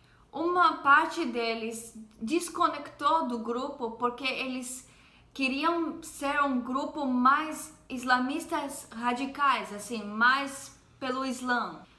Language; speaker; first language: Portuguese; non-native, fluent; Hebrew